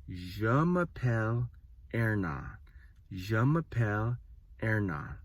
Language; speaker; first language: French; non-native, learner; English